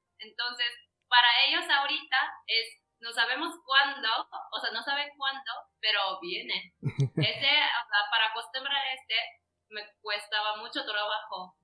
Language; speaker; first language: Spanish; non-native, learner; Japanese